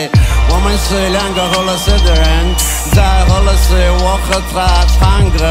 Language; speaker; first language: Chinese; non-native, learner; Russian